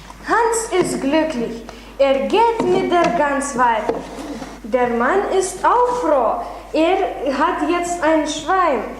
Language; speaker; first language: German; non-native, learner; Lithuanian